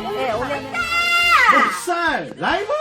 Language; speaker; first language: Korean; native; Korean